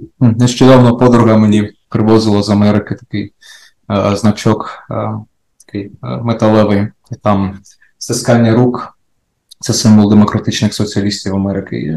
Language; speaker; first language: Ukrainian; native; Ukrainian